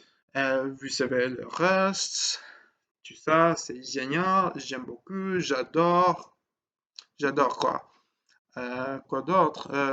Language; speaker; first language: French; non-native, learner; English